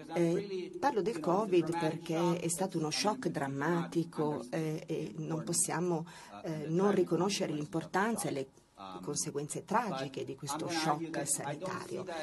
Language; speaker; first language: Italian; non-native, fluent; Catalan